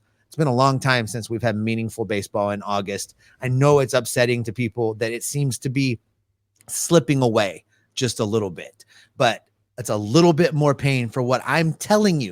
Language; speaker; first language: English; native; English